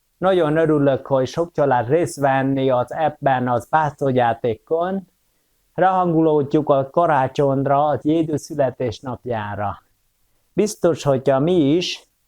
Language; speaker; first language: Hungarian; non-native, fluent; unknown